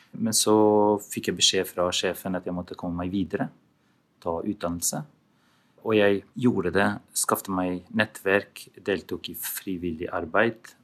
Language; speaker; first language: Norwegian; non-native, fluent; Albanian